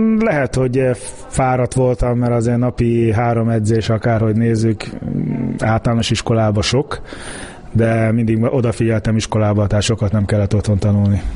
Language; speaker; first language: Hungarian; early bilingual, heritage; Hungarian